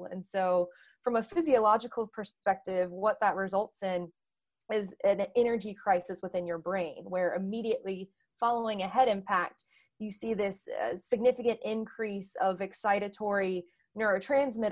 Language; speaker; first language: English; native; English